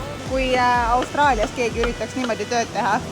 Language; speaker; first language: Estonian; native; Estonian